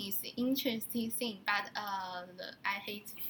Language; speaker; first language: English; non-native, learner; Chinese